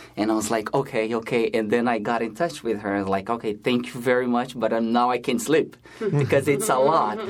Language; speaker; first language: English; non-native, fluent; Portuguese